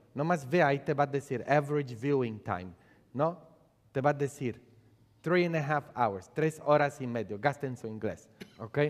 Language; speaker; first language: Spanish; non-native, fluent; Polish